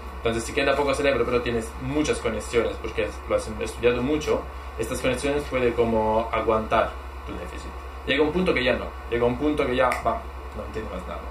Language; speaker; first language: Spanish; non-native, fluent; Italian